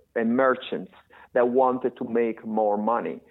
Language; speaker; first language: English; non-native, fluent; Italian